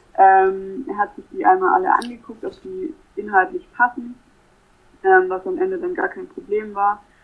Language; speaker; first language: German; native; German